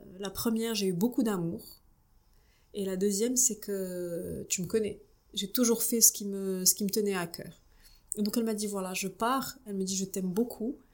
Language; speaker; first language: French; non-native, local second language; Arabic